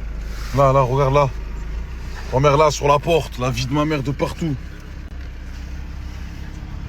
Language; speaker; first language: French; native; French